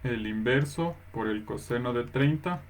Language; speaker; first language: Spanish; native; Spanish